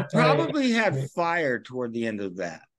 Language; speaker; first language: English; native; English